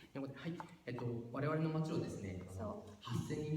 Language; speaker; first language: Japanese; native; Japanese